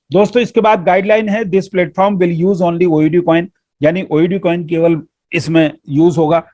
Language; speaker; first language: Hindi; native; Hindi